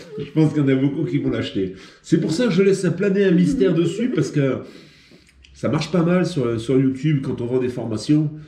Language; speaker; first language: French; native; French